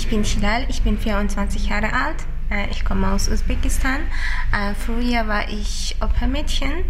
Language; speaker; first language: German; non-native, learner; Uzbek